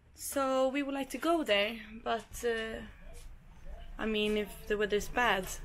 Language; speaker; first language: English; non-native, fluent; Swedish